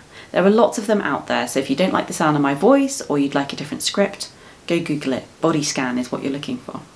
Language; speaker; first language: English; native; English